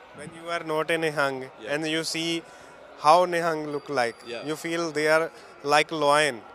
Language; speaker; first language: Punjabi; native; Punjabi